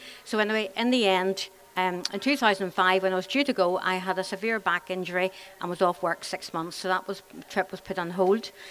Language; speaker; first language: English; native; English